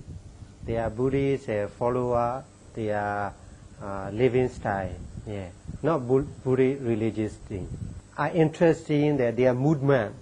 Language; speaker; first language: English; non-native, learner; Burmese